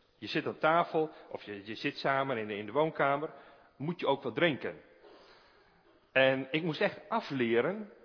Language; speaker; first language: Dutch; native; Dutch